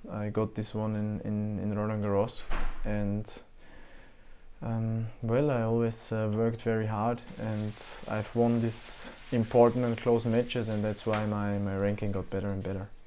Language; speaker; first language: English; non-native, fluent; German